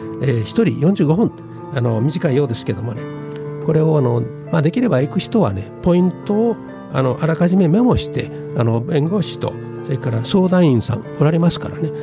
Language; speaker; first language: Japanese; native; Japanese